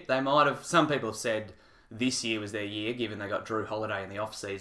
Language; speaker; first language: English; native; English